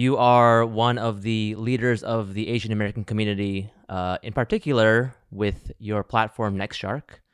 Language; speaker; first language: English; native; English